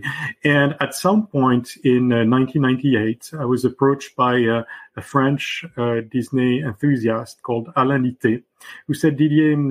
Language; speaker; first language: English; non-native, fluent; French